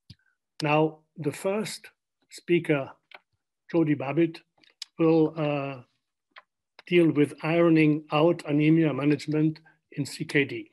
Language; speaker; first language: English; non-native, fluent; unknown